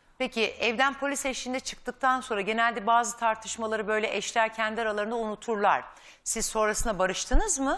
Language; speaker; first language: Turkish; native; Turkish